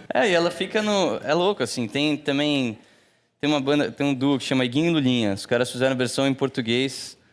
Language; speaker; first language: Portuguese; native; Portuguese